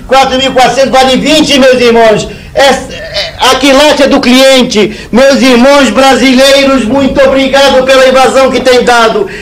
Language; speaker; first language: Portuguese; non-native, fluent; Arabic